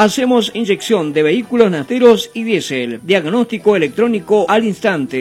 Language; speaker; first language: Spanish; native; Spanish